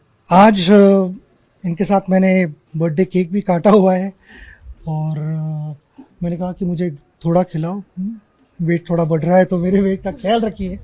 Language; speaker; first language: Hindi; non-native, local second language; Marathi